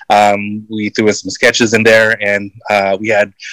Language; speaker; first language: English; early bilingual, other home language; Filipino